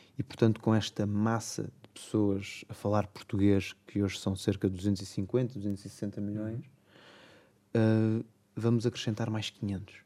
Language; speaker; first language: Portuguese; native; Portuguese